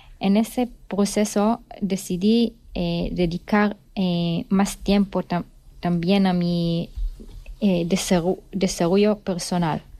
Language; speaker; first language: Spanish; non-native, fluent; Hebrew